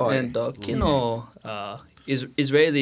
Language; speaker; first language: Japanese; non-native, learner; English